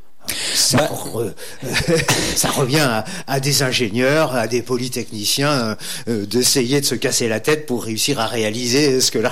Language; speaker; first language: French; native; French